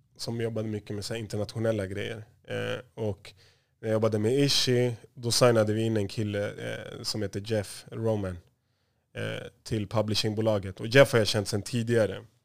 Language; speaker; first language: Swedish; native; Swedish